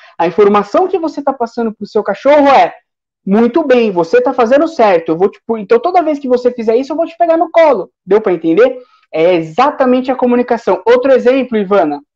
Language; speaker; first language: Portuguese; native; Portuguese